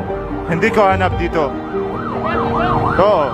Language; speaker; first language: Filipino; non-native, learner; Arabic